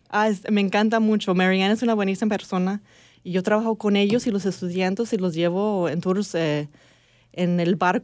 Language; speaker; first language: Spanish; early bilingual, heritage; English